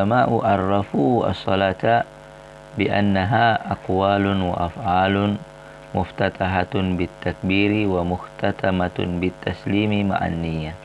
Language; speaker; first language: Arabic; non-native, fluent; Indonesian